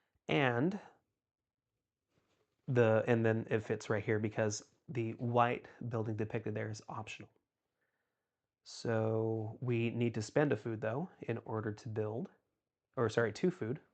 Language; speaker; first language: English; native; English